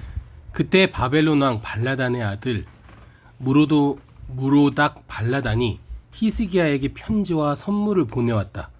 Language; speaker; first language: Korean; native; Korean